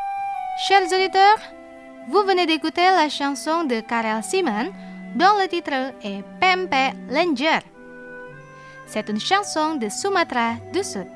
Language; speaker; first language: French; non-native, fluent; Indonesian